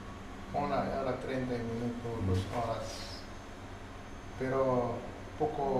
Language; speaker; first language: Spanish; non-native, learner; Arabic